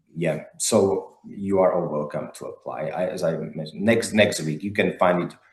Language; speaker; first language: English; non-native, fluent; Slovak